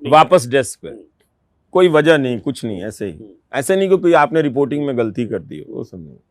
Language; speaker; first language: Hindi; non-native, local second language; Bhojpuri